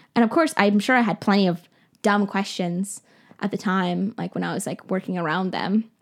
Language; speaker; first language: English; native; English